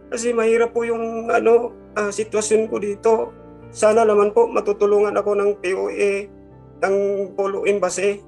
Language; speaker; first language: Filipino; non-native, local second language; Cebuano